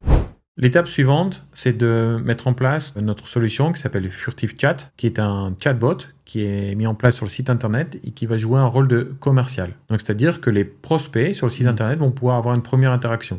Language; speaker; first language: French; native; French